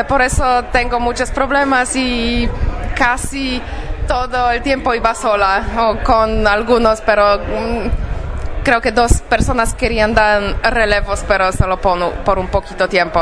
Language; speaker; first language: Spanish; non-native, fluent; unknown